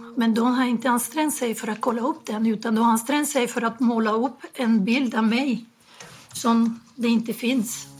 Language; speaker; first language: Swedish; non-native, fluent; Spanish